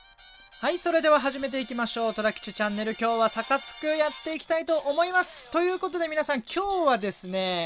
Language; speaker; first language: Japanese; native; Japanese